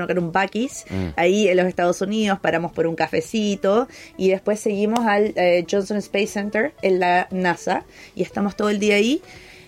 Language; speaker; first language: Spanish; native; Spanish